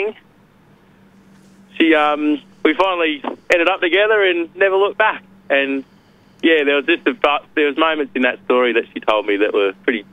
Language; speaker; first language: English; native; English